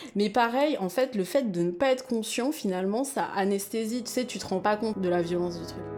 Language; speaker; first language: French; native; French